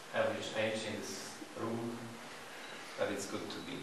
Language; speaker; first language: English; non-native, fluent; Slovak